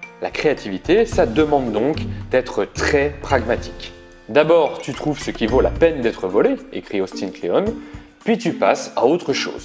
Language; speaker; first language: French; native; French